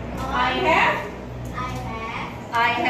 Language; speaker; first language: English; non-native, learner; Indonesian